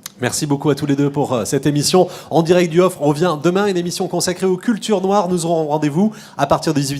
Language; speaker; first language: French; native; French